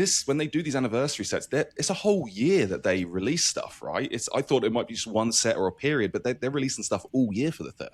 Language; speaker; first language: English; native; English